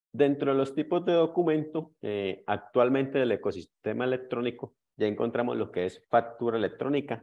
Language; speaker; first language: Spanish; native; Spanish